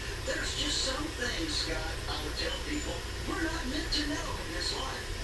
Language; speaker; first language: English; native; English